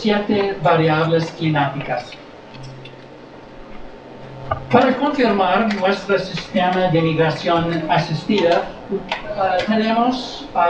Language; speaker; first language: Spanish; non-native, learner; English